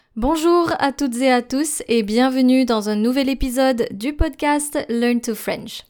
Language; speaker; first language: French; non-native, fluent; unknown